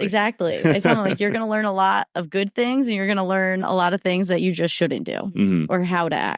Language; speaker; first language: English; native; English